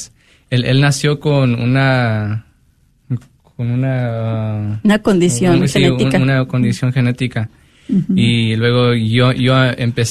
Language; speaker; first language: Spanish; early bilingual, heritage; Spanish